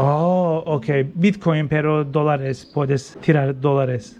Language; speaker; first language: Spanish; non-native, learner; Turkish